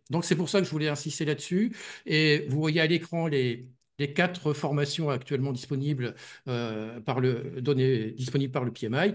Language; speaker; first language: French; native; French